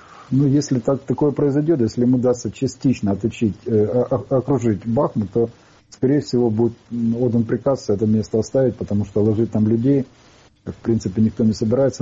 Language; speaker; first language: Russian; non-native, local second language; Ukrainian